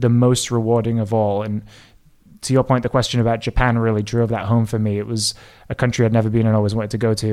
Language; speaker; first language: English; native; English